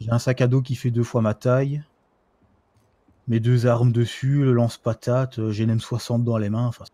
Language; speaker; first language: French; native; French